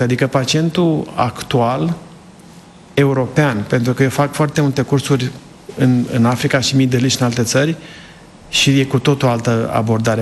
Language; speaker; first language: Romanian; native; Romanian